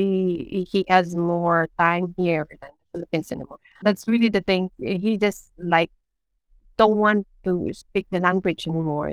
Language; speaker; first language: English; non-native, local second language; Iloko